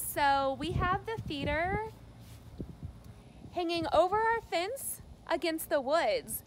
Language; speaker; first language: English; native; English